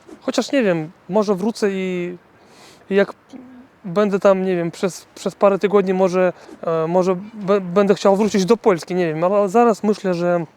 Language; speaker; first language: Polish; non-native, learner; Russian